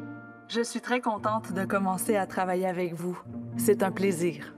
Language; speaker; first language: French; non-native, fluent; Persian